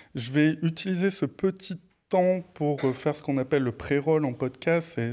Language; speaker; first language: French; native; French